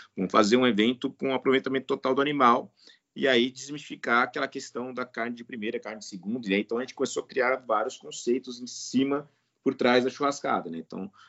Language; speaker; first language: Portuguese; native; Portuguese